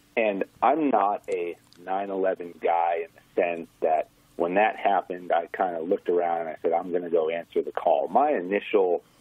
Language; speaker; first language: English; native; English